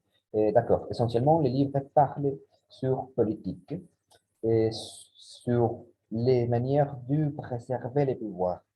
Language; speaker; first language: French; non-native, learner; Spanish